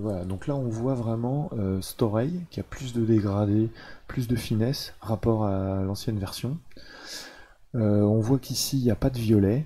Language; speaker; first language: French; native; French